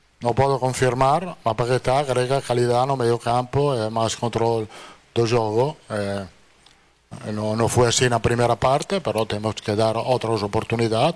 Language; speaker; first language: Portuguese; non-native, fluent; Italian